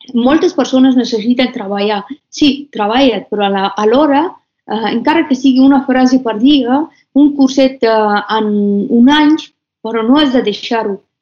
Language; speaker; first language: Catalan; non-native, fluent; Persian